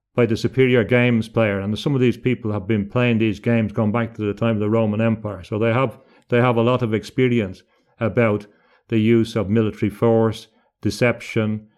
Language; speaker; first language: English; native; English